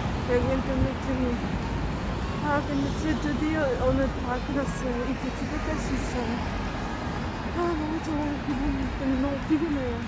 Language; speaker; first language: Korean; non-native, fluent; Dutch